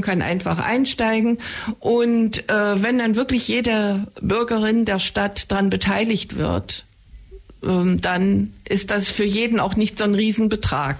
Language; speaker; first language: German; native; German